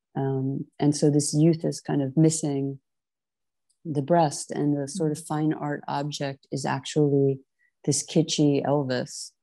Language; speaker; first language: English; native; English